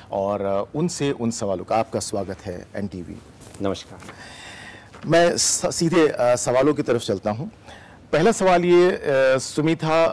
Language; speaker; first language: Hindi; native; Hindi